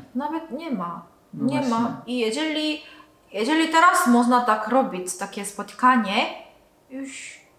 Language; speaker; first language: Polish; non-native, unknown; Korean